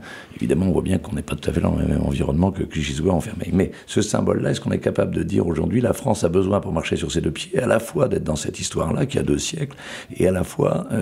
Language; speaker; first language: French; native; French